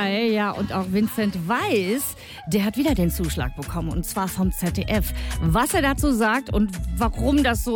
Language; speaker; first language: German; native; German